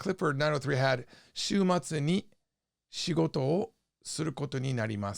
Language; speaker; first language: Japanese; non-native, fluent; English